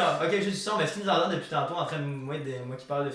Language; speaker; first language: French; native; French